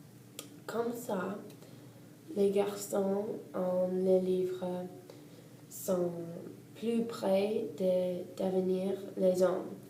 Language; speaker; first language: French; non-native, learner; English